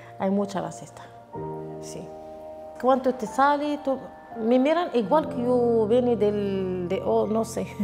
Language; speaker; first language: Spanish; non-native, learner; Arabic